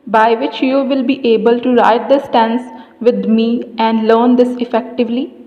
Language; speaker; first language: English; non-native, local second language; Punjabi